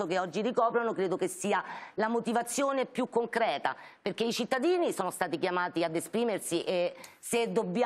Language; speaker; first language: Italian; native; Italian